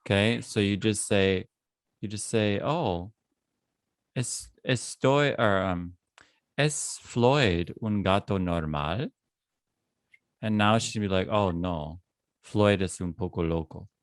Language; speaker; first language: Spanish; non-native, fluent; English